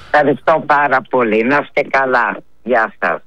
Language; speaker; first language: Greek; early bilingual, heritage; Greek